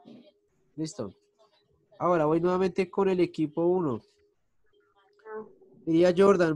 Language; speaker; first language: Spanish; native; Spanish